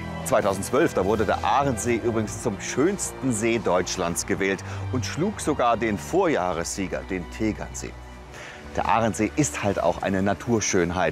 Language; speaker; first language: German; native; German